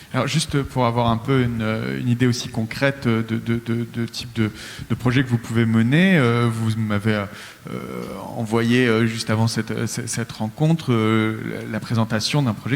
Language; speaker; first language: French; native; French